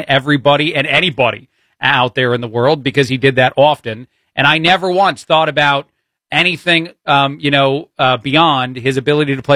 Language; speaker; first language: English; native; English